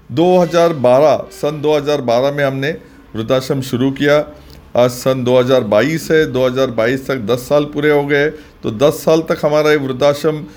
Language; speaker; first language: Hindi; non-native, local second language; Marathi